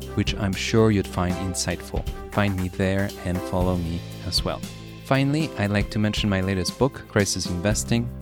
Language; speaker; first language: English; early bilingual, other home language; Polish